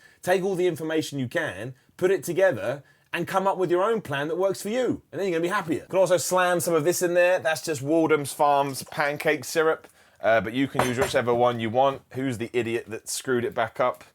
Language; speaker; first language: English; native; English